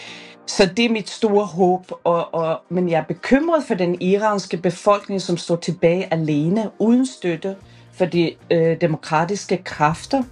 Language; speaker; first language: Danish; early bilingual, other home language; Persian